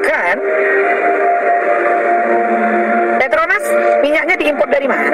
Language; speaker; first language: Indonesian; native; Indonesian